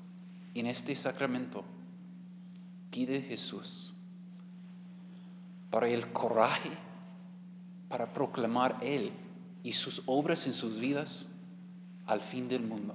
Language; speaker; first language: Spanish; non-native, learner; English